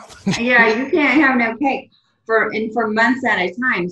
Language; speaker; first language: English; native; English